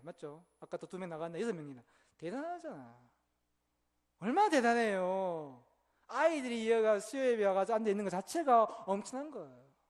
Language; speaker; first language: Korean; native; Korean